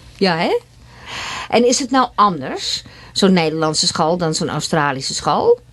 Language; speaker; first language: Dutch; native; Dutch